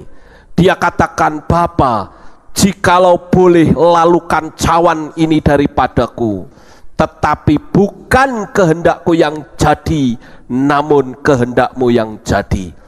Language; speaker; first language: Indonesian; native; Indonesian